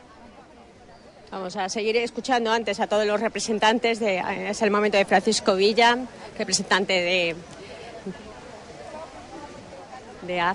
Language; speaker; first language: Spanish; native; Spanish